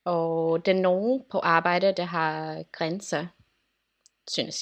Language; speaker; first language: Danish; non-native, learner; English